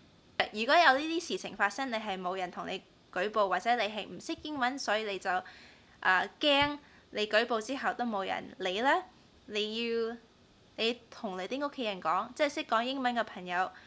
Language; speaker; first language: Cantonese; early bilingual, heritage; Cantonese